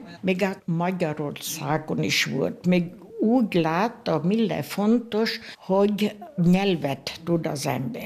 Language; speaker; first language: Hungarian; non-native, local second language; German